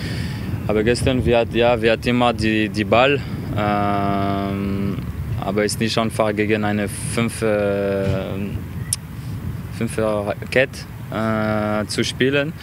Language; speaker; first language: German; non-native, learner; French